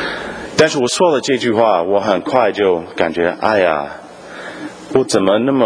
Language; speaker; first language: Chinese; non-native, fluent; English